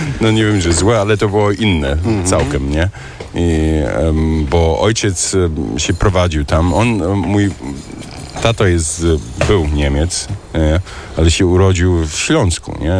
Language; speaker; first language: Polish; early bilingual, heritage; German